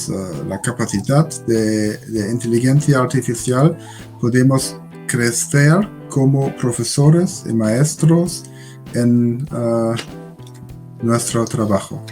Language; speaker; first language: Spanish; non-native, learner; German